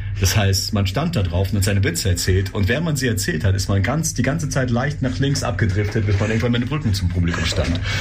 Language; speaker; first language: German; non-native, fluent; Russian